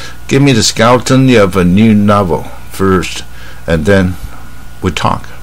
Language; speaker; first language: English; non-native, fluent; Chinese